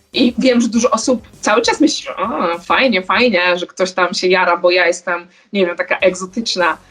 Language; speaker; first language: Polish; native; Polish